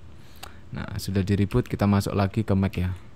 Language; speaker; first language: Indonesian; native; Indonesian